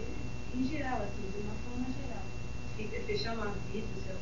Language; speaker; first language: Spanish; non-native, learner; Portuguese